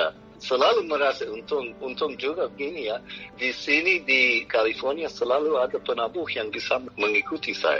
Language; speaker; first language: Indonesian; non-native, fluent; English